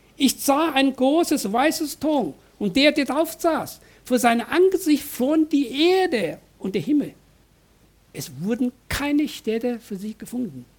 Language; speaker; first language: German; non-native, fluent; Chinese